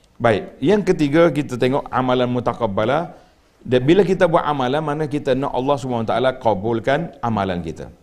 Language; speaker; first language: Malay; native; Malay